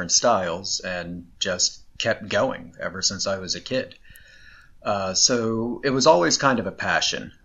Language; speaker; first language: English; native; English